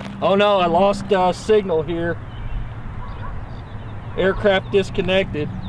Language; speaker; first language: English; native; English